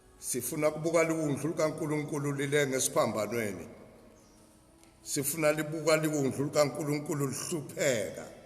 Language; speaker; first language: Zulu; non-native, local second language; Swati